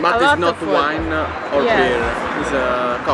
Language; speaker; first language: English; non-native, learner; Italian